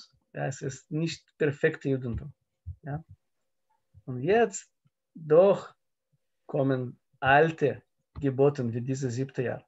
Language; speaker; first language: German; non-native, learner; Russian